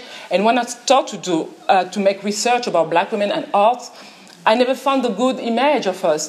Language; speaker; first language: English; non-native, fluent; French